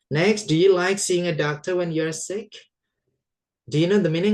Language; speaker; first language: English; non-native, fluent; Indonesian